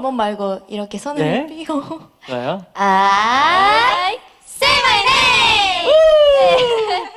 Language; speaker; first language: Korean; non-native, fluent; Japanese